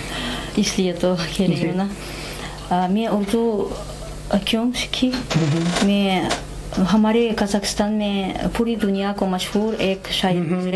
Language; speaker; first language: Hindi; non-native, fluent; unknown